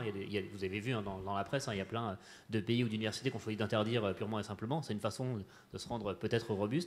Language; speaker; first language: French; native; French